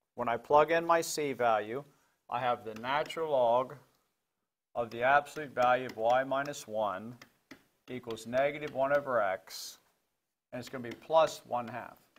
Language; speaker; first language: English; native; English